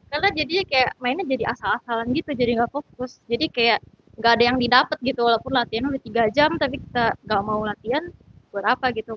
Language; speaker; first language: Indonesian; native; Indonesian